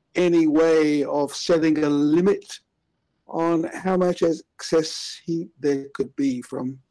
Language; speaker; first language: English; native; English